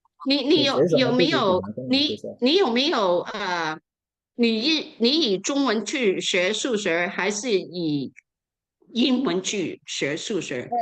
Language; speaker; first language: Chinese; non-native, local second language; Cantonese